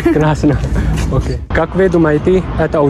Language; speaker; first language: Russian; non-native, learner; Urdu